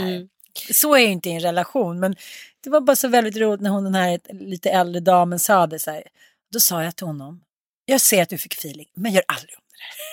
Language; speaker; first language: Swedish; native; Swedish